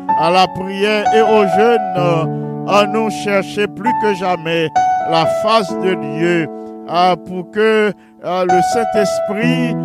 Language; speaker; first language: French; non-native, local second language; Haitian Creole